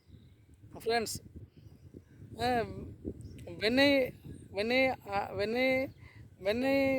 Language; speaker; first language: English; non-native, learner; Tamil